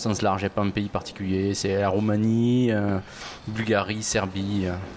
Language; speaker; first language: French; native; French